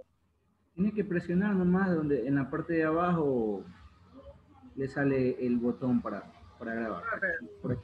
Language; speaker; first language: Spanish; native; Spanish